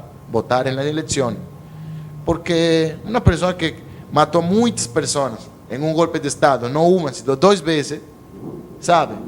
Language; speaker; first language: Portuguese; non-native, learner; Spanish